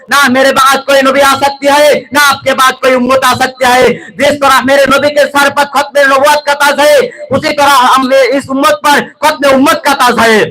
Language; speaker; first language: Urdu; non-native, fluent; Bangla